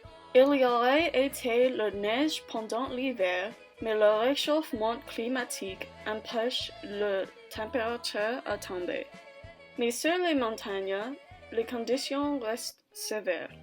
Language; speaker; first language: French; non-native, learner; English